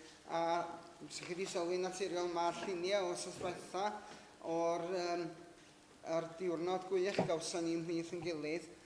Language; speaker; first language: Welsh; native; Welsh